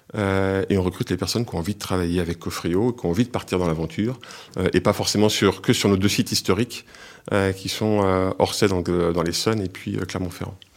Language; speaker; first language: French; native; French